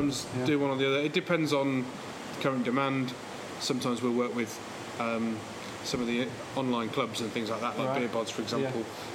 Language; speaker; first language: English; native; English